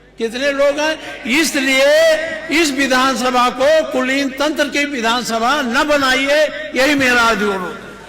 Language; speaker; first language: Hindi; native; Hindi